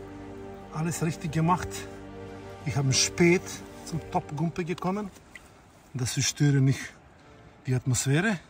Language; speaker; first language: German; non-native, learner; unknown